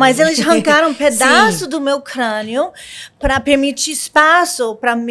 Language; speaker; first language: Portuguese; non-native, learner; English